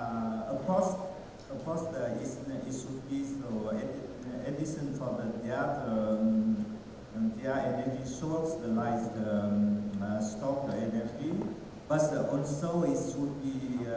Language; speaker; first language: English; non-native, learner; Vietnamese